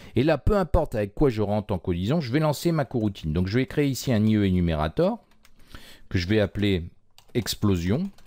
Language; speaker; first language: French; native; French